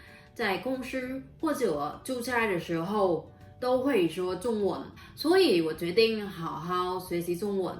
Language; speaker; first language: Chinese; non-native, learner; Vietnamese